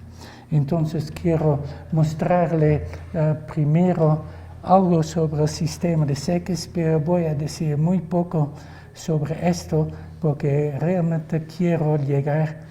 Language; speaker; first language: Spanish; non-native, fluent; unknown